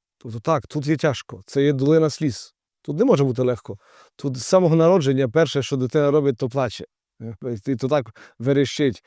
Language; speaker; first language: Ukrainian; native; Ukrainian